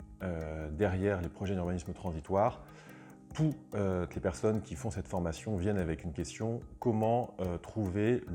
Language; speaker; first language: French; native; French